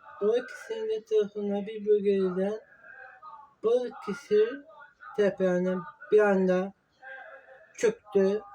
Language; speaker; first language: Turkish; non-native, learner; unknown